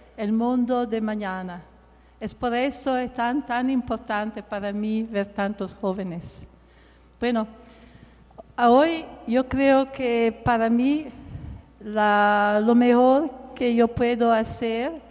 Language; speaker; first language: Spanish; non-native, fluent; Italian